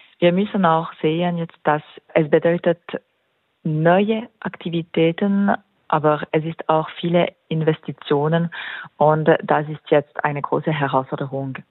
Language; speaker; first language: German; non-native, local second language; French